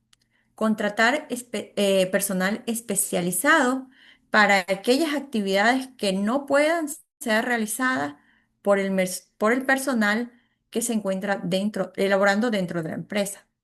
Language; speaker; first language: Spanish; native; Spanish